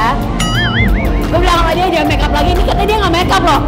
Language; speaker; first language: Indonesian; native; Indonesian